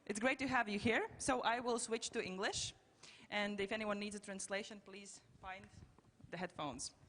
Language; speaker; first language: English; non-native, fluent; Latvian